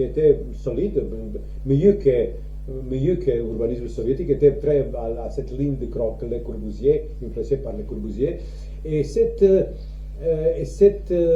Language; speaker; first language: French; non-native, learner; Croatian